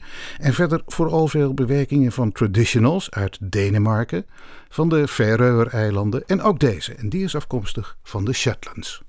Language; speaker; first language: Dutch; native; Dutch